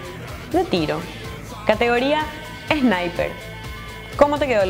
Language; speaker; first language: Spanish; native; Spanish